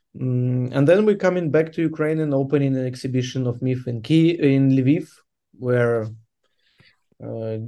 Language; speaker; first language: English; non-native, fluent; Ukrainian